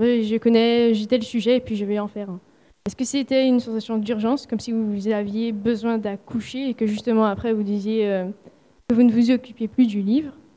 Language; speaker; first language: French; native; French